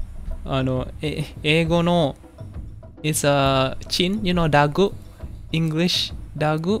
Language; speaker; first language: Japanese; non-native, learner; Indonesian